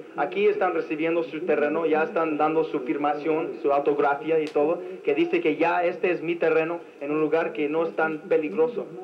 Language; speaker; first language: Spanish; non-native, fluent; English